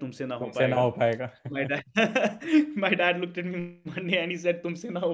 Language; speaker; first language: English; non-native, local second language; Kashmiri